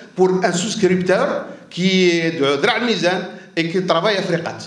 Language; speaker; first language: French; non-native, local second language; Arabic